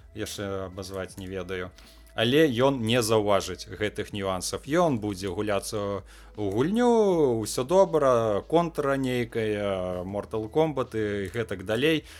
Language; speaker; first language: Belarusian; non-native, local second language; Russian